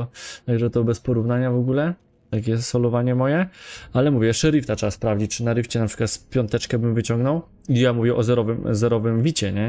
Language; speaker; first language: Polish; native; Polish